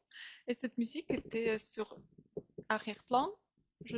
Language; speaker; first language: French; non-native, fluent; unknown